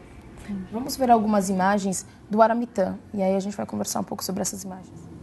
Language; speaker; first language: Portuguese; native; Portuguese